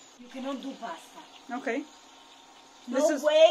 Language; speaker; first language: English; non-native, learner; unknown